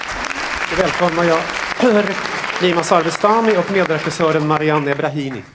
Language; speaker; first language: Swedish; native; Swedish